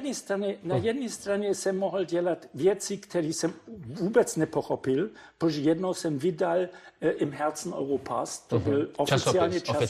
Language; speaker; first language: Czech; non-native, fluent; German